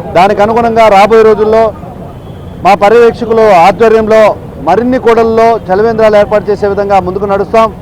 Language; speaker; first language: Telugu; native; Telugu